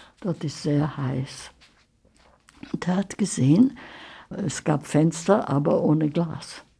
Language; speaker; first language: German; early bilingual, heritage; German